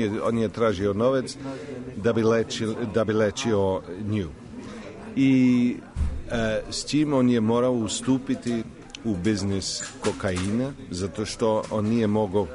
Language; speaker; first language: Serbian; non-native, fluent; English